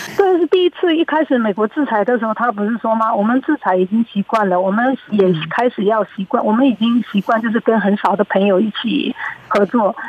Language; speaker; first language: Chinese; early bilingual, heritage; Chinese